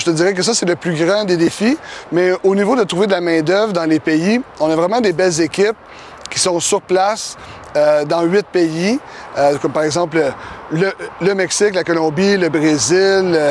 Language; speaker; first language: French; native; French